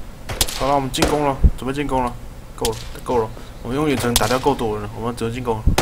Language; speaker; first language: Chinese; native; Chinese